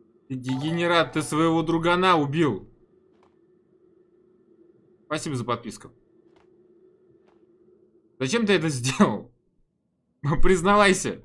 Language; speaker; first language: Russian; native; Russian